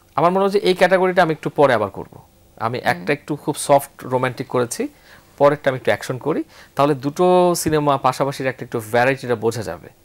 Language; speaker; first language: Bangla; native; Bangla